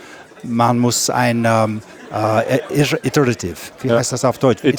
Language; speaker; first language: German; non-native, learner; English